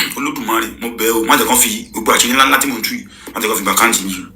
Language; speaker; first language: English; non-native, local second language; Yoruba